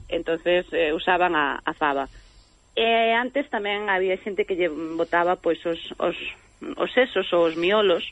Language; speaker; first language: Galician; native; Galician